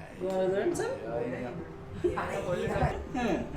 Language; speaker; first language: English; non-native, fluent; Russian